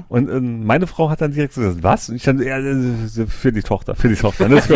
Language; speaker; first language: German; native; German